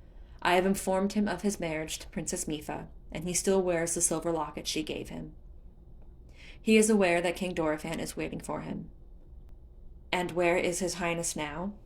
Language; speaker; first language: English; native; English